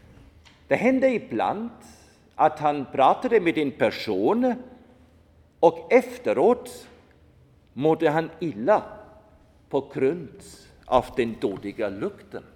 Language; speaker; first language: Swedish; non-native, fluent; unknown